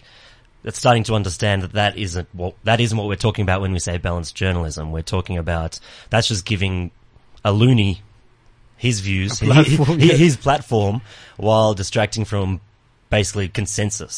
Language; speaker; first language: English; native; English